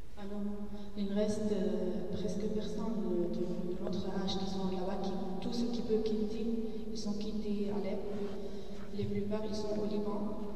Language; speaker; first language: French; non-native, learner; Arabic